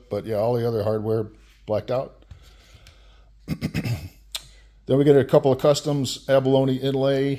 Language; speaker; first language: English; native; English